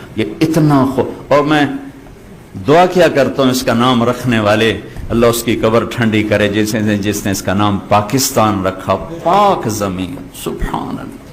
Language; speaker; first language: Urdu; non-native, local second language; Punjabi